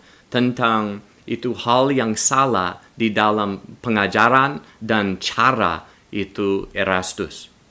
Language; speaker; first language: Indonesian; non-native, learner; English